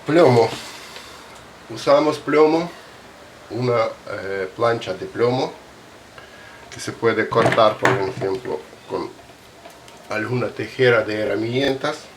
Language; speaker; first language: Spanish; non-native, fluent; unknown